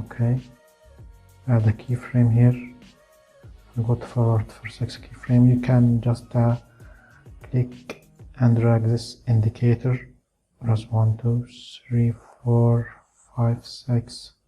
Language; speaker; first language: English; non-native, fluent; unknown